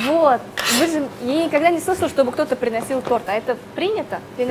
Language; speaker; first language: Russian; native; Russian